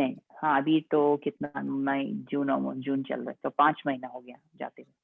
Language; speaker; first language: Hindi; non-native, fluent; English